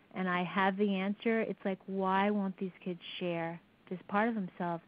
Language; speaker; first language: English; native; English